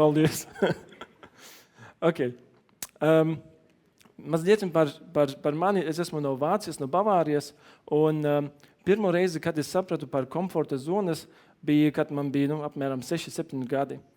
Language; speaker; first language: Latvian; non-native, learner; German